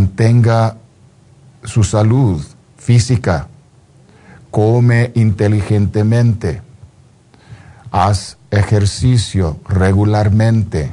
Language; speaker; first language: Spanish; non-native, fluent; English